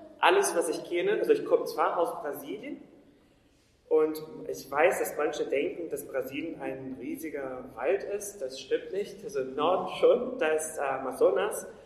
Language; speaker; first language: German; non-native, fluent; Portuguese